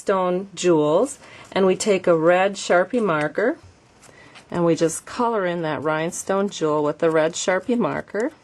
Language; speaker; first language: English; native; English